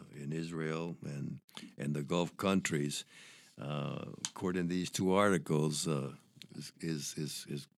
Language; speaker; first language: English; early bilingual, other home language; Spanish